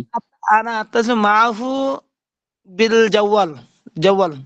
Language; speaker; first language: Arabic; non-native, learner; Bangla